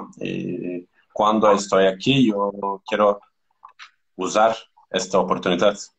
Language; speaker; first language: Spanish; non-native, learner; Turkish